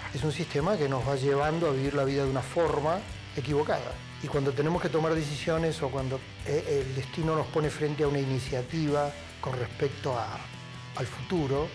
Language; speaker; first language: Spanish; native; Spanish